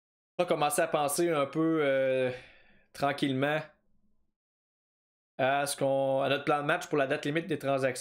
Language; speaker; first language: French; native; French